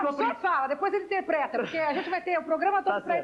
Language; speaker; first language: Portuguese; native; Portuguese